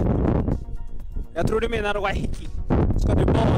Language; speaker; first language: Swedish; native; Swedish